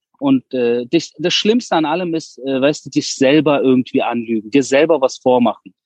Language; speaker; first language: German; early bilingual, other home language; Persian